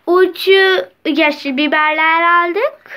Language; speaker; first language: Turkish; non-native, learner; Urdu